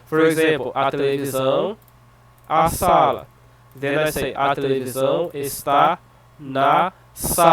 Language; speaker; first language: Portuguese; non-native, fluent; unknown